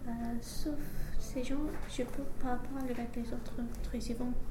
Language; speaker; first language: French; non-native, learner; English